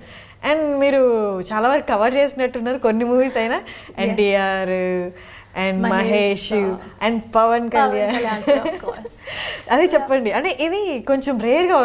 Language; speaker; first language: Telugu; native; Telugu